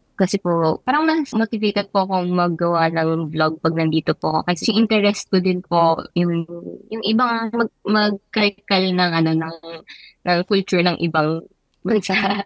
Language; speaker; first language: Filipino; native; Filipino